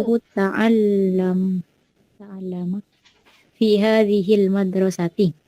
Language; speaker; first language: Arabic; non-native, learner; Indonesian